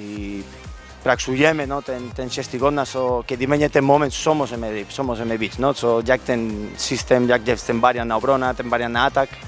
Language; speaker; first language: Polish; non-native, learner; Spanish